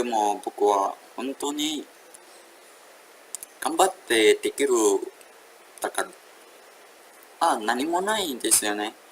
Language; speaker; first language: Japanese; non-native, learner; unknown